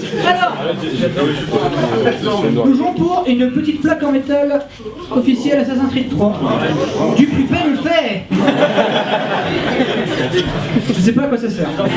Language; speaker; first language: French; native; French